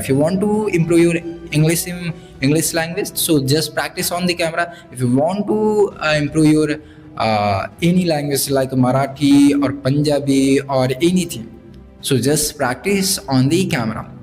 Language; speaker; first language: English; non-native, learner; Bhojpuri